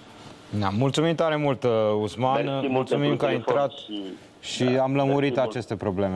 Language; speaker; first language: Romanian; native; Romanian